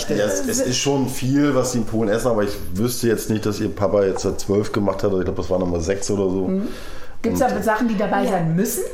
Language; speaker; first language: German; native; German